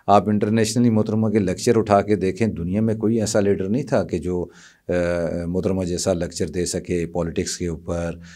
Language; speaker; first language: Urdu; non-native, local second language; Punjabi